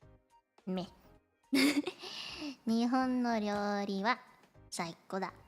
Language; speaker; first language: Japanese; non-native, learner; Cantonese